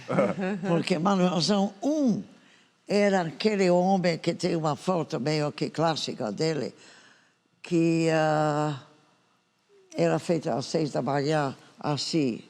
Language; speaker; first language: Portuguese; non-native, fluent; English